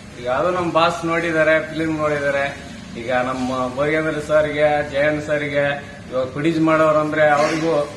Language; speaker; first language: Kannada; native; Kannada